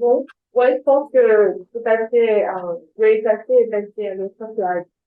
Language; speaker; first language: French; non-native, fluent; Chinese